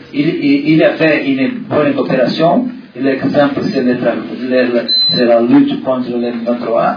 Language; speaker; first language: French; non-native, learner; Portuguese